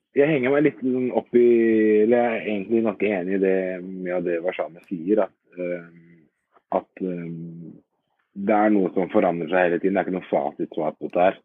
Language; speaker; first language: Norwegian; early bilingual, other home language; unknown